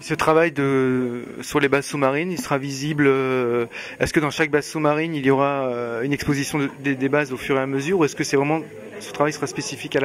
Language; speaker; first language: French; native; French